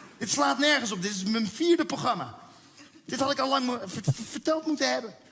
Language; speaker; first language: Dutch; early bilingual, other home language; Spanish